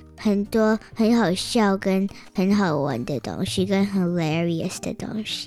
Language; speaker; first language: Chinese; early bilingual, heritage; Chinese